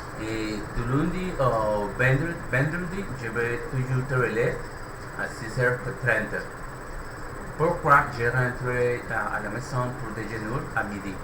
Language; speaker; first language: French; non-native, learner; Spanish